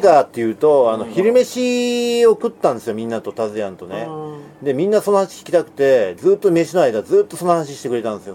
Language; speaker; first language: Japanese; native; Japanese